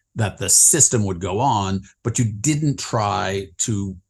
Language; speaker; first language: English; native; English